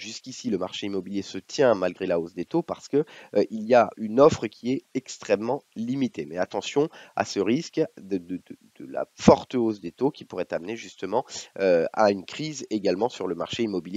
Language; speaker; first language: French; native; French